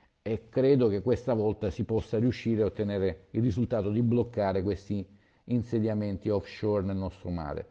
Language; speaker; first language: Italian; native; Italian